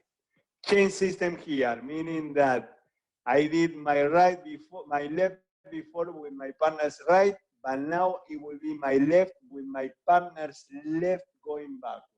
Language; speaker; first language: English; non-native, fluent; Spanish